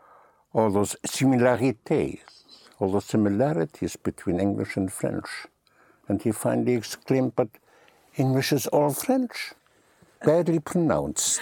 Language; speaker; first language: English; non-native, fluent; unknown